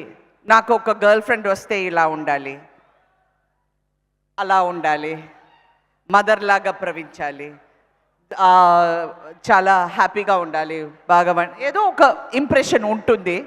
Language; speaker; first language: Telugu; non-native, fluent; Tamil